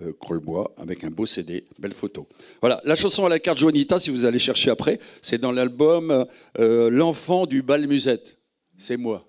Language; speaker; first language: French; native; French